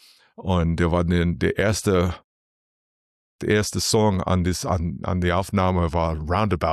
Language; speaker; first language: German; non-native, learner; English